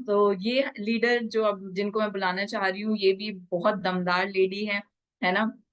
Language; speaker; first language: Hindi; native; Hindi